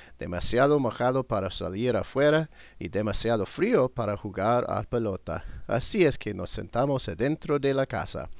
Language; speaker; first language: Spanish; non-native, learner; English